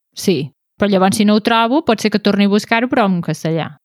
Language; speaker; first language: Catalan; native; Catalan